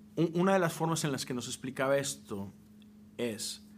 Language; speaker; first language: Spanish; native; Spanish